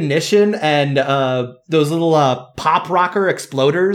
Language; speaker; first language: English; native; English